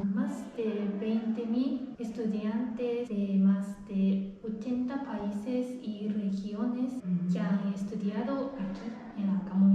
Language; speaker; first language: Spanish; non-native, fluent; Japanese